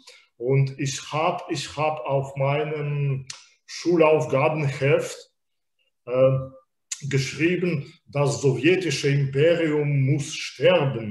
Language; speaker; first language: German; non-native, fluent; Belarusian